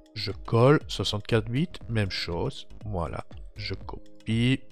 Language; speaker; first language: French; native; French